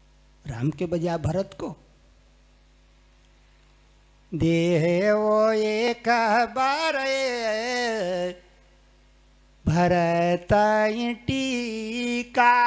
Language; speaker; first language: Hindi; native; Hindi